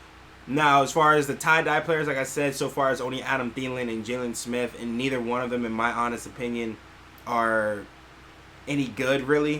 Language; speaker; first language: English; native; English